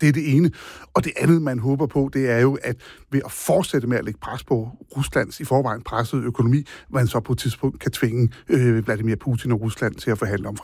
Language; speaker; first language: Danish; native; Danish